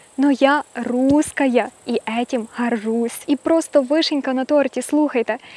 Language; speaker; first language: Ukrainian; native; Ukrainian